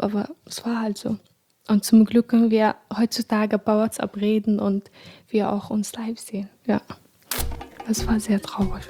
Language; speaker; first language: German; non-native, fluent; Arabic